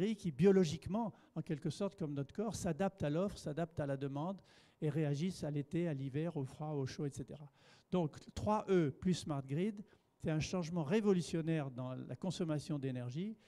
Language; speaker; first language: French; native; French